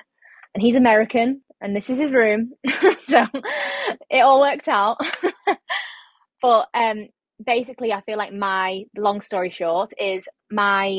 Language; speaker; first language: English; native; English